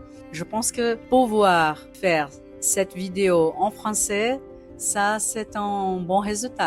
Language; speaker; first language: French; non-native, learner; Portuguese